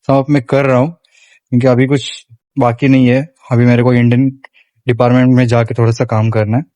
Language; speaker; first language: Hindi; non-native, local second language; Marathi